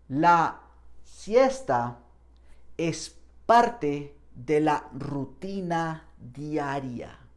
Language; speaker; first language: Spanish; non-native, fluent; English